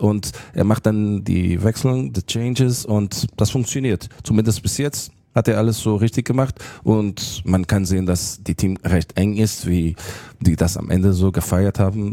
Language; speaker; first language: German; non-native, fluent; Portuguese